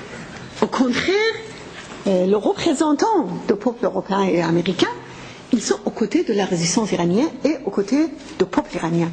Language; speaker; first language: French; non-native, fluent; Persian